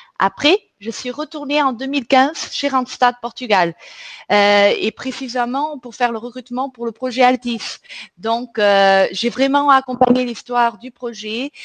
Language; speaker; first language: French; early bilingual, other home language; Portuguese